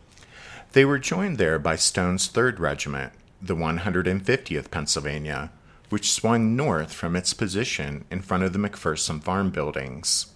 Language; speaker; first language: English; native; English